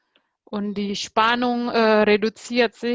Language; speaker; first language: German; non-native, fluent; Indonesian